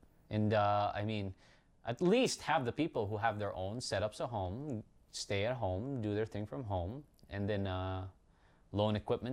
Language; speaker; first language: English; non-native, local second language; Hiligaynon